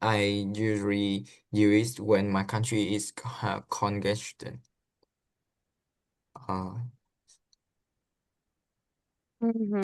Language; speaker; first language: English; non-native, learner; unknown